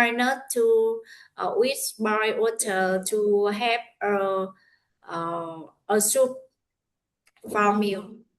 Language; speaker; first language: English; non-native, learner; Vietnamese